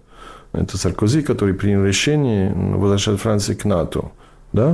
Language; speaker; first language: Russian; non-native, fluent; English